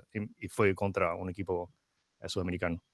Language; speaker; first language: Spanish; native; Spanish